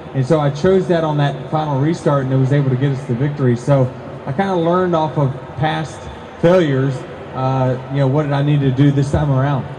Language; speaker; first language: English; native; English